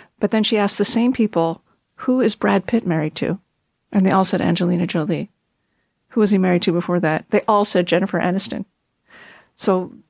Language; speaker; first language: English; native; English